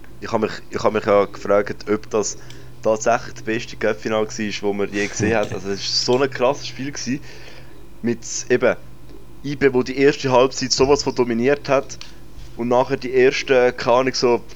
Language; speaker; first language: German; native; German